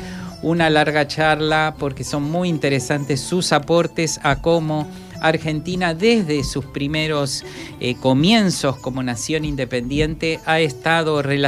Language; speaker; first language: Spanish; native; Spanish